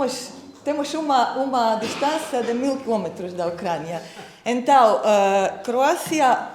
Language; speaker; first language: Portuguese; non-native, fluent; Croatian